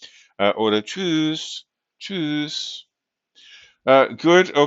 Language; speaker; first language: German; non-native, fluent; English